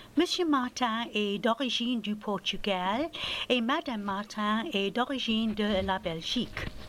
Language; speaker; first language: French; non-native, fluent; English